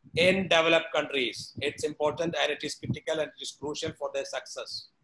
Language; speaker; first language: English; non-native, local second language; Malayalam